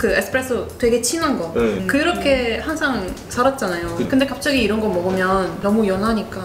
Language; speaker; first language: Korean; non-native, fluent; Italian